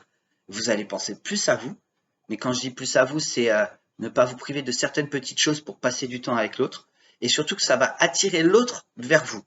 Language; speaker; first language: French; native; French